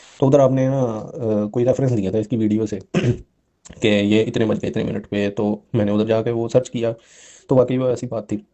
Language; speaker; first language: Urdu; non-native, local second language; Punjabi